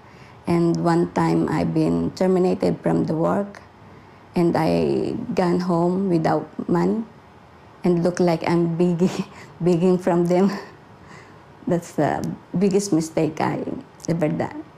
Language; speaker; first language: English; non-native, fluent; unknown